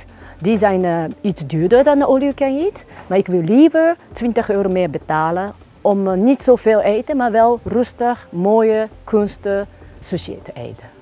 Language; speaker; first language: Dutch; non-native, learner; Japanese